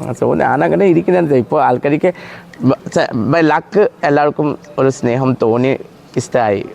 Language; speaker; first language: Malayalam; non-native, local second language; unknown